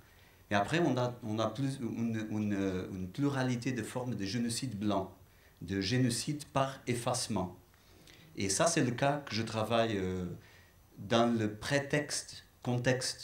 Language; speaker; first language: French; non-native, fluent; Portuguese